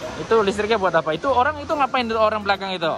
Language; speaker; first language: Indonesian; native; Indonesian